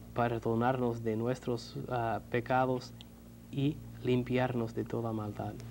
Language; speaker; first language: Spanish; non-native, fluent; English